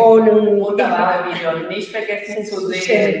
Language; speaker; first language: German; non-native, fluent; Spanish